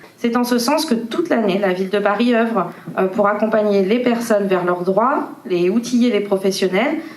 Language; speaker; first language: French; native; French